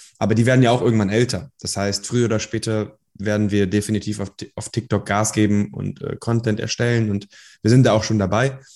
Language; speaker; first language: German; early bilingual, other home language; Persian